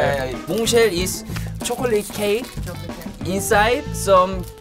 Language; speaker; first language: English; non-native, learner; Korean